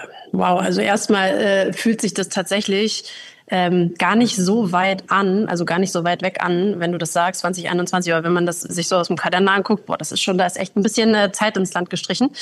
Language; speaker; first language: German; native; German